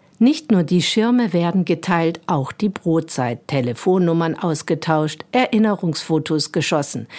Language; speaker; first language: German; native; German